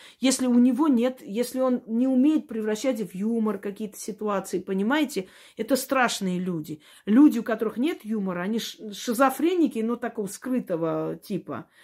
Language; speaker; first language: Russian; non-native, local second language; Armenian